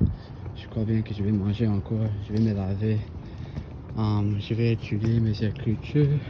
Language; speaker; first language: French; non-native, fluent; English